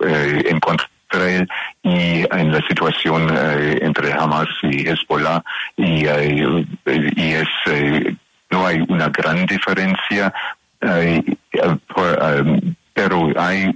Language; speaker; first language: Spanish; non-native, learner; English